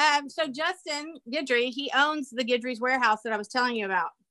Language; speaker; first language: English; native; English